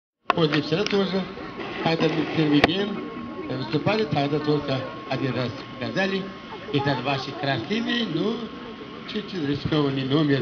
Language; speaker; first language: Russian; non-native, learner; Uzbek